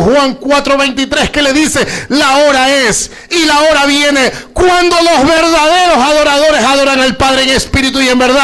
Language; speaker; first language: Spanish; native; Spanish